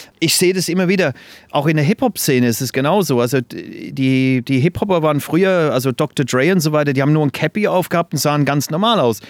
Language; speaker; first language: German; non-native, fluent; English